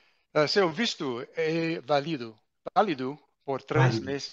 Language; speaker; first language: Portuguese; non-native, learner; English